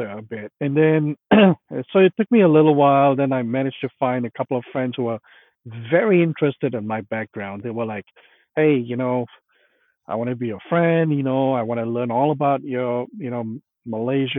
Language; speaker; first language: English; non-native, local second language; Punjabi